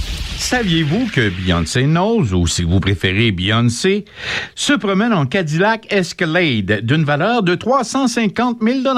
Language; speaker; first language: French; native; French